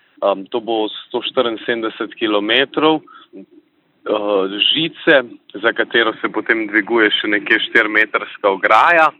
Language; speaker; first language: Slovenian; native; Slovenian